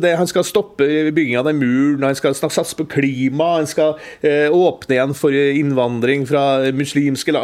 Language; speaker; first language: Norwegian; native; Norwegian